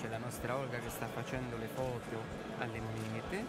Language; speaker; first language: Italian; native; Italian